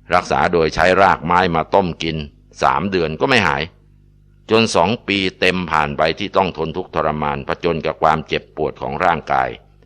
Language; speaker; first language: Thai; native; Thai